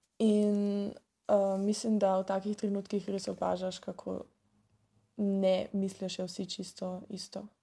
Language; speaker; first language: Slovenian; native; Slovenian